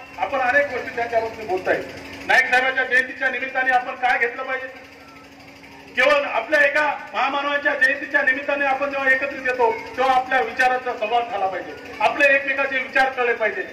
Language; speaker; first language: Marathi; non-native, local second language; Lambadi